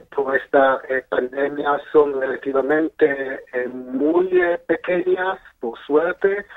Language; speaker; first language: Spanish; non-native, fluent; Hebrew